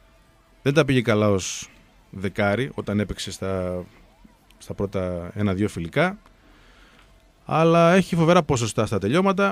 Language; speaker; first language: Greek; native; Greek